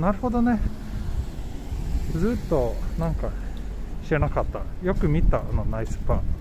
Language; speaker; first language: Japanese; non-native, fluent; Swedish